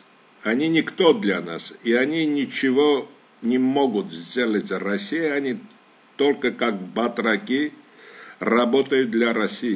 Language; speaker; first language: Russian; non-native, fluent; Armenian